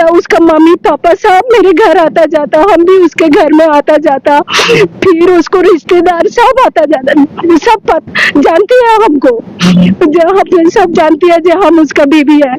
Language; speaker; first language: Hindi; non-native, local second language; Bangla